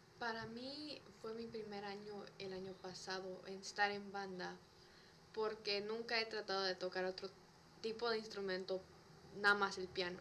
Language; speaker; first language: Spanish; early bilingual, other home language; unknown